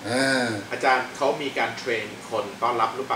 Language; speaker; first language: Thai; native; Thai